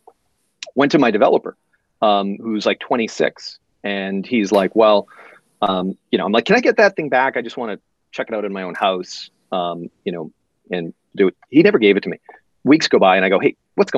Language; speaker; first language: English; native; English